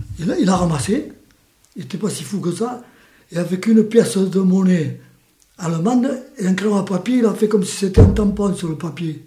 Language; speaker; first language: French; early bilingual, other home language; Spanish